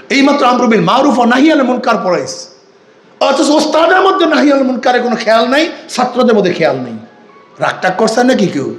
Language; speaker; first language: Bangla; native; Bangla